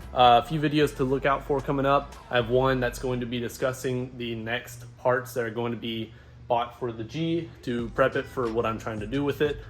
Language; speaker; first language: English; native; English